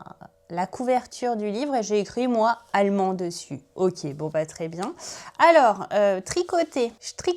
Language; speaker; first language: French; native; French